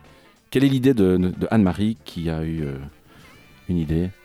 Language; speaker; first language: French; native; French